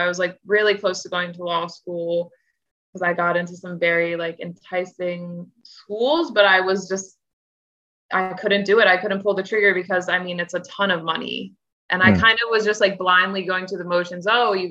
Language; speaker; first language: English; native; English